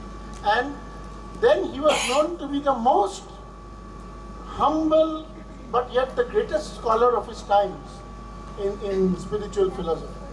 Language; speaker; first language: English; non-native, local second language; Bangla